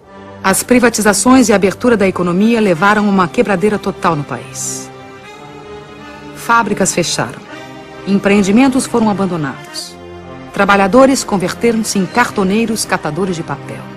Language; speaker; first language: Portuguese; native; Portuguese